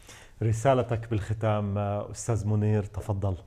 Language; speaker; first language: Arabic; native; Arabic